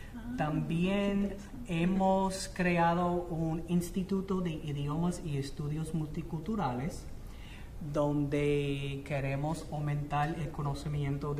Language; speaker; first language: Spanish; non-native, fluent; English